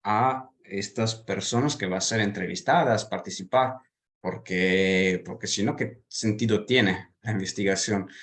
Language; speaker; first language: Spanish; non-native, fluent; Italian